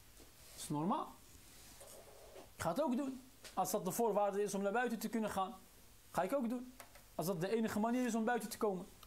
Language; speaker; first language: Dutch; non-native, local second language; Arabic